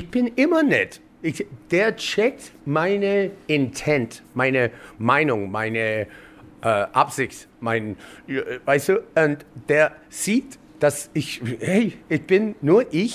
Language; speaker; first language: German; non-native, learner; English